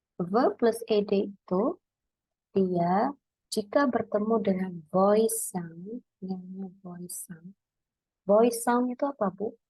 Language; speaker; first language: Indonesian; native; Indonesian